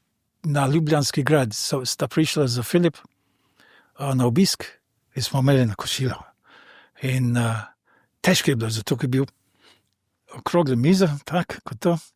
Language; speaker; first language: Slovenian; non-native, fluent; English